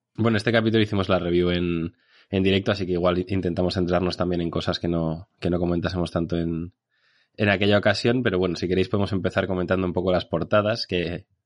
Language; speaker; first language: Spanish; native; Spanish